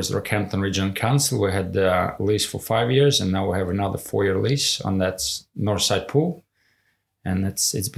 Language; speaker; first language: English; non-native, fluent; Latvian